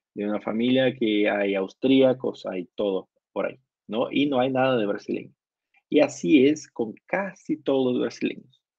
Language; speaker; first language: Spanish; non-native, learner; Portuguese